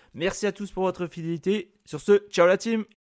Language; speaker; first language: French; native; French